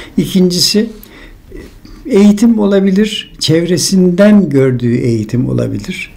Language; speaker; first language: Turkish; native; Turkish